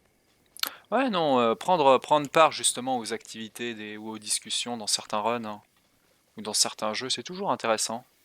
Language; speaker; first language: French; native; French